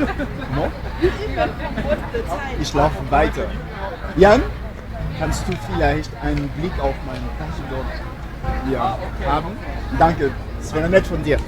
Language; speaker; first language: German; non-native, fluent; French